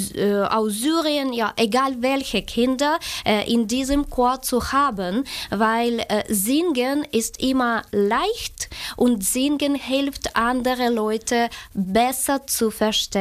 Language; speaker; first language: German; non-native, learner; Ukrainian